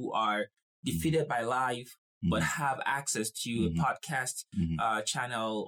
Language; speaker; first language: English; non-native, local second language; Yoruba